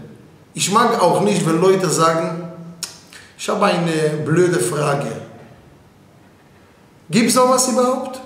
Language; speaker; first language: German; non-native, fluent; Hebrew